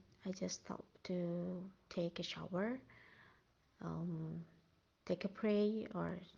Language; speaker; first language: English; non-native, learner; Indonesian